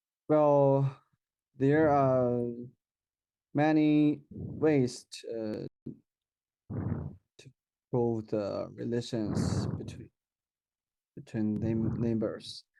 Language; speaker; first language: English; non-native, learner; Chinese